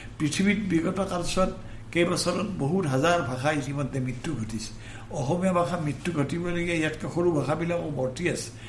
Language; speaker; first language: Assamese; native; Assamese